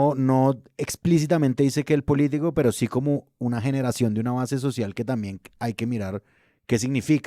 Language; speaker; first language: Spanish; native; Spanish